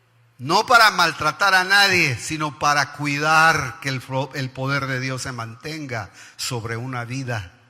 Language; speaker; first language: Spanish; native; Spanish